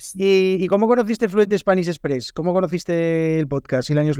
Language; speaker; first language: Spanish; native; Spanish